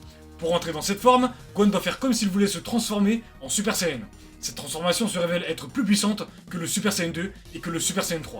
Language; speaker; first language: French; native; French